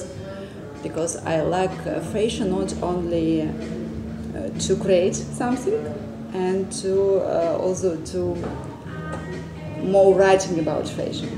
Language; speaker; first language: English; non-native, learner; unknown